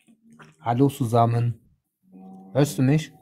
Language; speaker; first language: German; non-native, learner; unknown